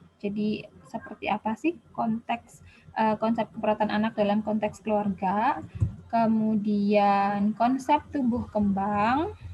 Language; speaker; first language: Indonesian; native; Indonesian